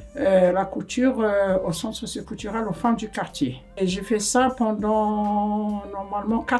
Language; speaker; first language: French; non-native, fluent; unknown